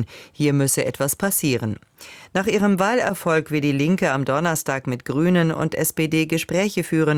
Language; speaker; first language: German; native; German